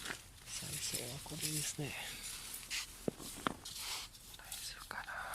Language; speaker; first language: Japanese; non-native, learner; Vietnamese